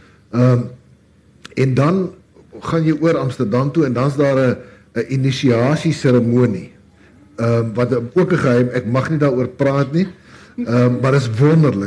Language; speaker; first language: Afrikaans; native; Afrikaans